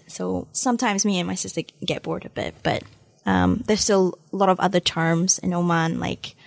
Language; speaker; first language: English; early bilingual, other home language; Malay